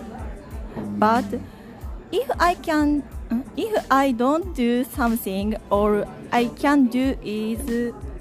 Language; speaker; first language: English; non-native, learner; Japanese